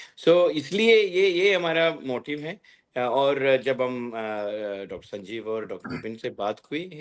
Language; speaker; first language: Hindi; non-native, local second language; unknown